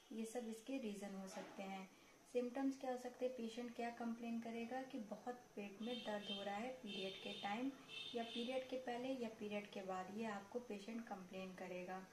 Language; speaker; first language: Hindi; native; Hindi